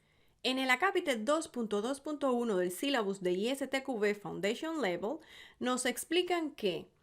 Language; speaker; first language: Spanish; native; Spanish